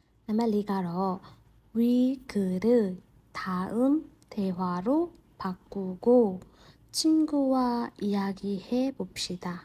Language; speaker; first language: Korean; non-native, fluent; Burmese